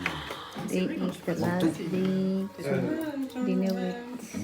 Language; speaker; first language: English; non-native, learner; Tibetan